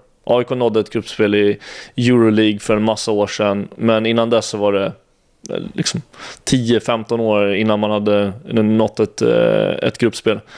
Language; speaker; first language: Swedish; native; Swedish